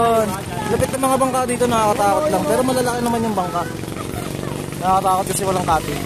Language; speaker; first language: Filipino; native; Filipino